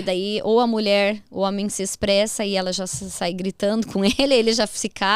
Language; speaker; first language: Portuguese; native; Portuguese